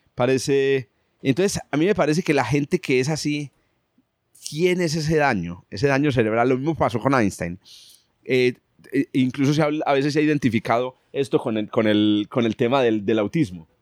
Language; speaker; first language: Spanish; native; Spanish